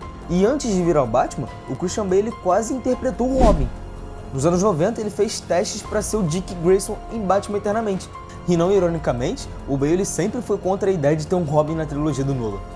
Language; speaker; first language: Portuguese; native; Portuguese